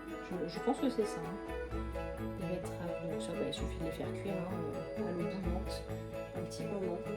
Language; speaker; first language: French; native; French